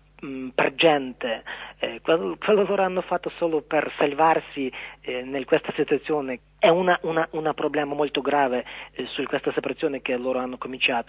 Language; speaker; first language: Italian; non-native, learner; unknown